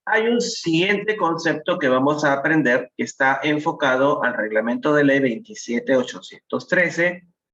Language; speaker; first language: Spanish; native; Spanish